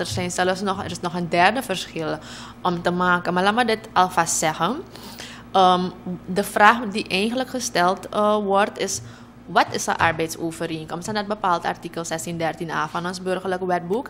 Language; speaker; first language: Dutch; native; Dutch